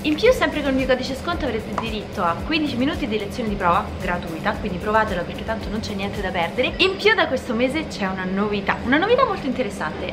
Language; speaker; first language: Italian; native; Italian